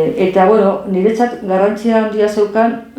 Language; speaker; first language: Basque; non-native, local second language; Spanish